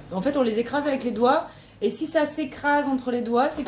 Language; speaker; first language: French; native; French